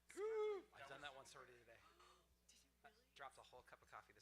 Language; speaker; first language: English; native; English